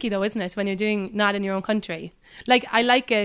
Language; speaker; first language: English; native; English